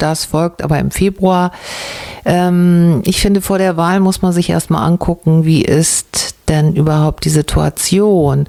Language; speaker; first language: German; native; German